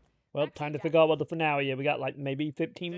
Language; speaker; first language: English; native; English